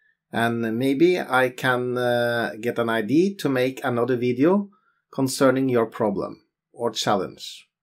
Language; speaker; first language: English; non-native, fluent; Norwegian